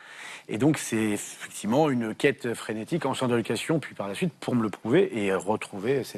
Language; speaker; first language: French; native; French